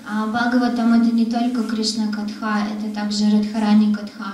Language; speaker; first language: Russian; native; Russian